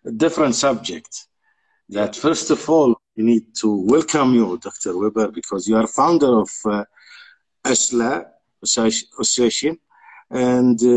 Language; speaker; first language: English; non-native, learner; Arabic